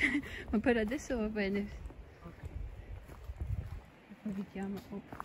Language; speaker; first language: Italian; non-native, learner; Russian